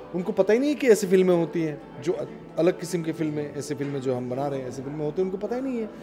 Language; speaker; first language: Hindi; non-native, local second language; Assamese